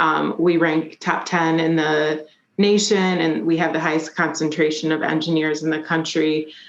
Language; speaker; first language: English; native; English